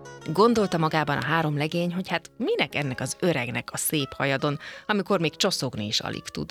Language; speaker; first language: Hungarian; native; Hungarian